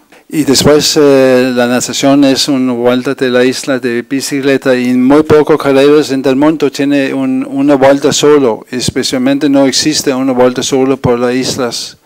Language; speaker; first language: Spanish; non-native, fluent; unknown